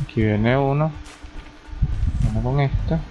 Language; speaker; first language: Spanish; native; Spanish